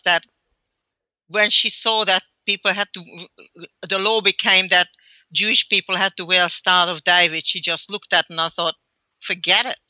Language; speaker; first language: English; early bilingual, other home language; Hungarian